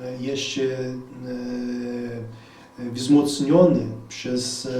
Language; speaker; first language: Polish; non-native, fluent; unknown